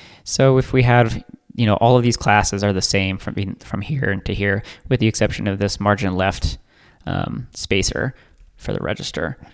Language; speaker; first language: English; native; English